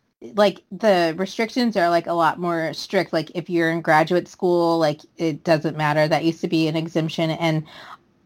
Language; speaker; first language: English; native; English